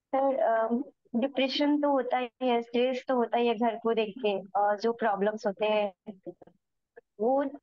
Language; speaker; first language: Hindi; native; Hindi